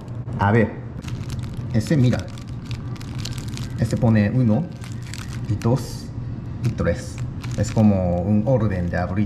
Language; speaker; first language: Spanish; non-native, learner; Japanese